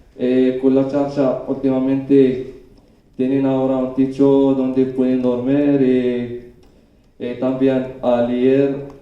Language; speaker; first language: Spanish; non-native, learner; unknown